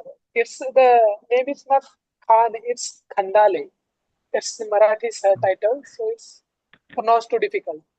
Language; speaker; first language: English; non-native, learner; Marathi